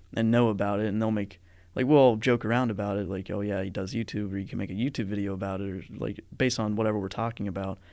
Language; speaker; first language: English; native; English